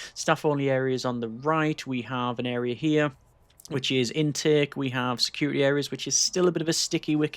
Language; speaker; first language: English; native; English